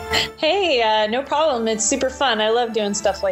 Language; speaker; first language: English; native; English